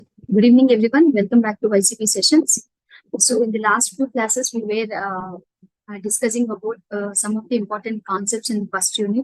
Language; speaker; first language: English; non-native, local second language; Telugu